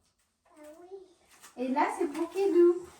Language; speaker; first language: French; non-native, fluent; Amharic